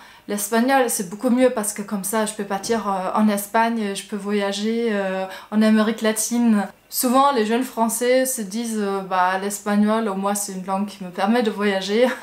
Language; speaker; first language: French; non-native, fluent; German